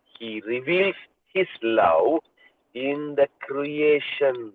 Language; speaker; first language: English; non-native, local second language; Tamil